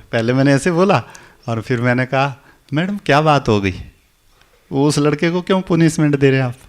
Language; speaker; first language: Hindi; native; Hindi